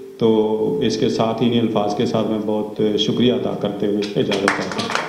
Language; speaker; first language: Urdu; non-native, local second language; Punjabi